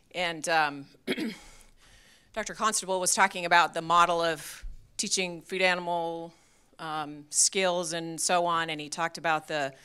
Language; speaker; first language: English; native; English